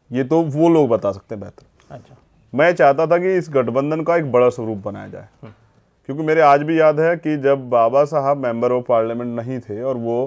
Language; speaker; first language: Hindi; native; Hindi